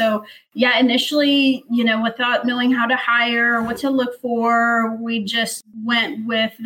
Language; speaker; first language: English; early bilingual, other home language; Spanish